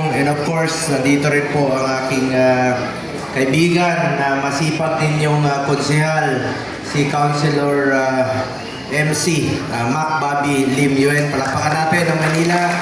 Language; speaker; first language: Filipino; non-native, local second language; Cebuano